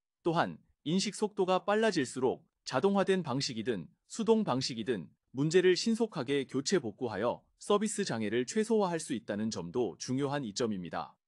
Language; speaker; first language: Korean; native; Korean